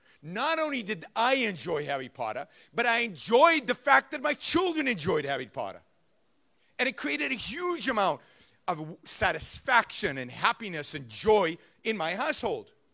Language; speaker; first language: English; non-native, fluent; Hebrew